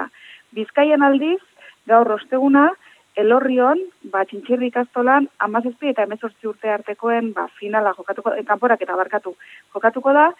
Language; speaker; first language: Basque; native; Basque